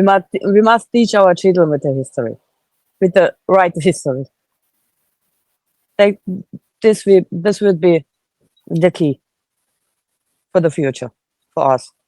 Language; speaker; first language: English; non-native, fluent; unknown